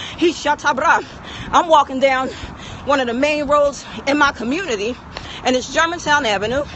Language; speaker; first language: English; native; English